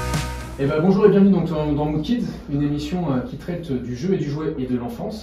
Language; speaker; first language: French; native; French